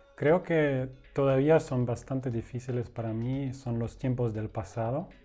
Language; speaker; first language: Spanish; non-native, fluent; German